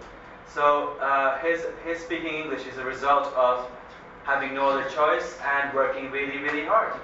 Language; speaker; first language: English; early bilingual, other home language; Hindi